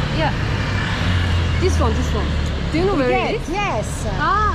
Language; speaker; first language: English; non-native, learner; Korean